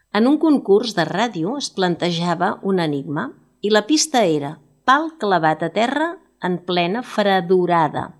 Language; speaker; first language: Catalan; native; Catalan